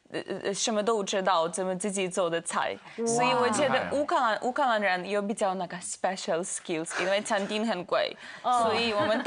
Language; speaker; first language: Chinese; non-native, fluent; Ukrainian